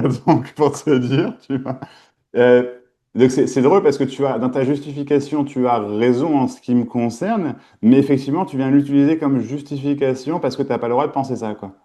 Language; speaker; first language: French; native; French